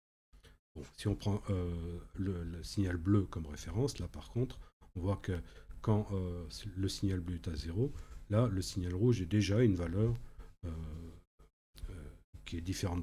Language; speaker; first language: French; native; French